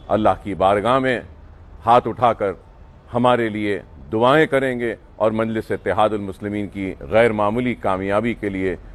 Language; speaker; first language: Hindi; non-native, local second language; Urdu